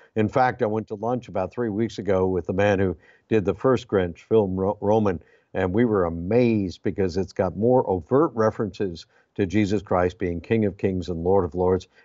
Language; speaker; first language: English; native; English